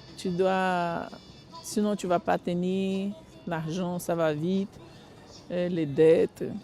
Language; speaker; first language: French; non-native, fluent; Portuguese